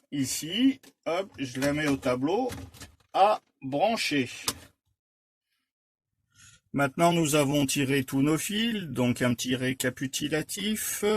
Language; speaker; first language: French; native; French